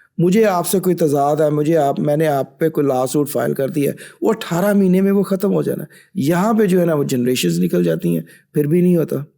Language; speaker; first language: Urdu; non-native, local second language; Punjabi